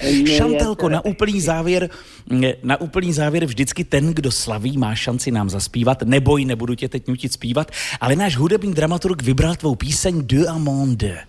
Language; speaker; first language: Czech; native; Czech